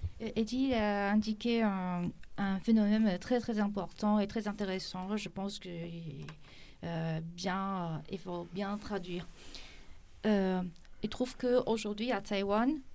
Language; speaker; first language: French; non-native, fluent; Chinese